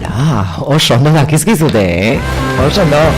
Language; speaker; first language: Basque; native; Basque